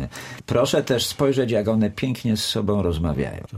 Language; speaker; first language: Polish; native; Polish